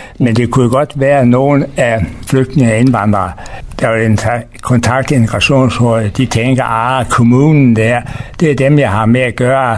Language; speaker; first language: Danish; native; Danish